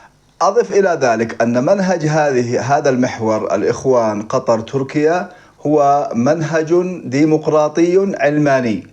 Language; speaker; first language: Arabic; native; Arabic